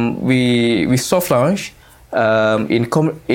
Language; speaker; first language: English; non-native, local second language; Malay